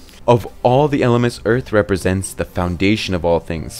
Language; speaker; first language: English; native; English